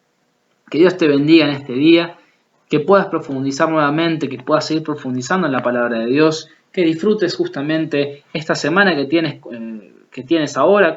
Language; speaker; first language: Spanish; native; Spanish